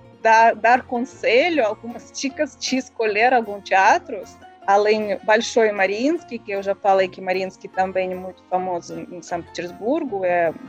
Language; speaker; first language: Portuguese; non-native, learner; Russian